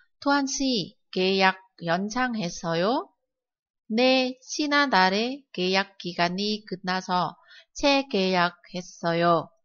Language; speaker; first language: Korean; non-native, fluent; Vietnamese